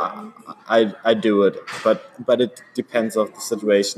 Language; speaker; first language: English; non-native, fluent; German